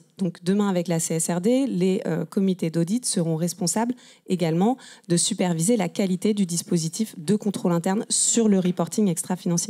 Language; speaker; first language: French; native; French